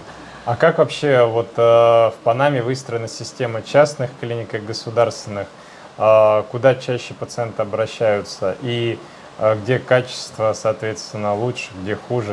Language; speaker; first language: Russian; native; Russian